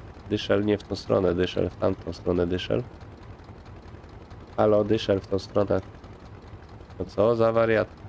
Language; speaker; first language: Polish; native; Polish